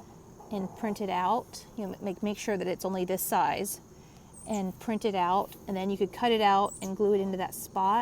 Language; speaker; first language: English; native; English